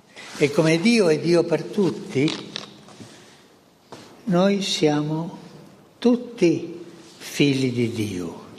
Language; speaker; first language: Italian; non-native, fluent; Spanish